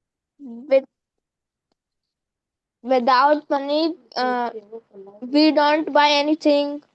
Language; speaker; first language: English; non-native, learner; Hindi